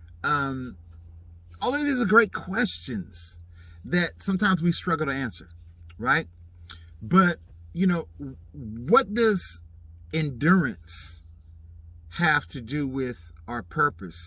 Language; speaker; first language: English; native; English